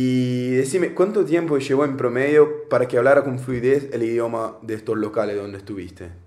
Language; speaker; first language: Spanish; native; Spanish